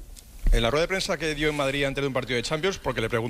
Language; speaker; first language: Spanish; native; Spanish